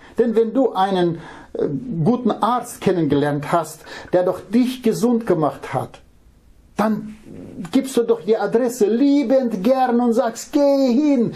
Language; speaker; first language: German; non-native, fluent; Russian